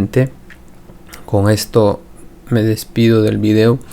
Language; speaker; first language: Spanish; native; Spanish